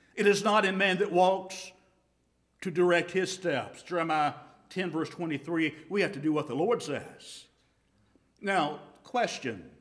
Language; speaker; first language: English; native; English